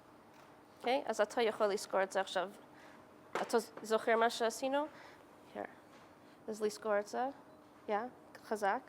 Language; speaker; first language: Hebrew; non-native, learner; English